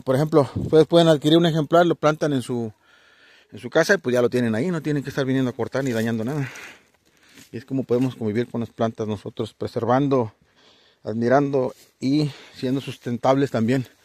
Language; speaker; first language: Spanish; native; Spanish